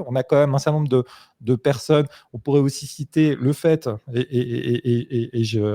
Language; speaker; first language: French; native; French